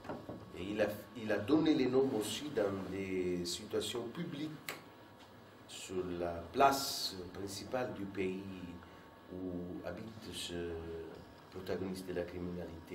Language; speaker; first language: French; non-native, fluent; Italian